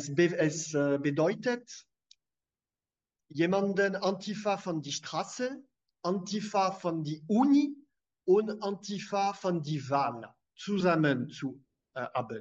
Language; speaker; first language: German; non-native, fluent; French